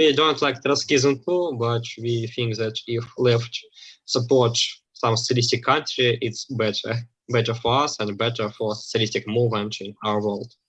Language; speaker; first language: English; non-native, learner; Russian